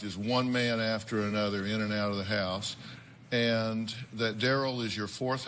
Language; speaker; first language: English; native; English